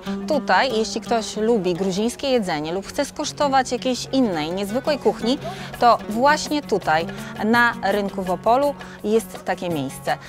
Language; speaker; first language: Polish; native; Polish